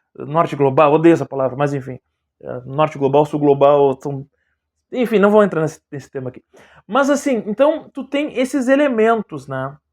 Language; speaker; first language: Portuguese; native; Portuguese